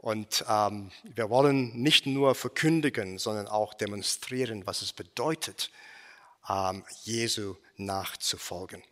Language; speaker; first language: German; non-native, fluent; English